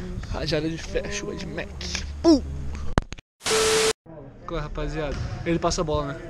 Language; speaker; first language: Portuguese; native; Portuguese